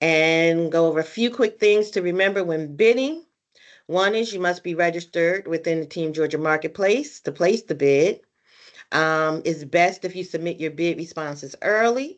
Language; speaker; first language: English; native; English